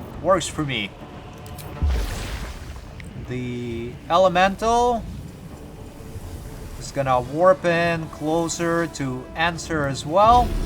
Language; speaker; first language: English; native; English